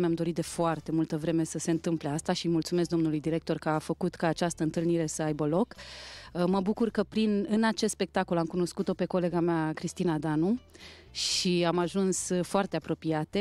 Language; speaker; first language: Romanian; native; Romanian